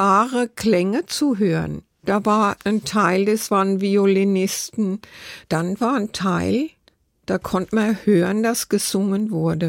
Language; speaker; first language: German; native; German